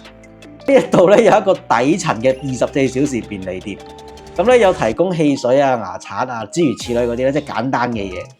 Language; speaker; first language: Cantonese; native; Cantonese